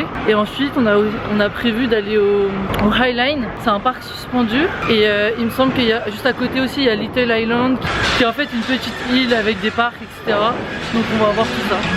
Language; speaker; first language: French; native; French